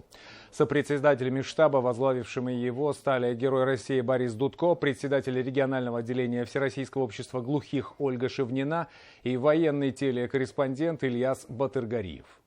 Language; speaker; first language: Russian; native; Russian